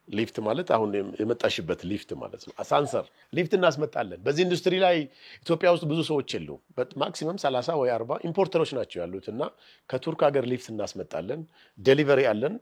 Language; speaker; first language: Amharic; non-native, local second language; Oromo